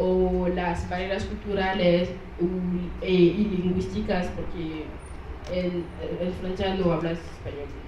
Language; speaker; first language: Spanish; non-native, learner; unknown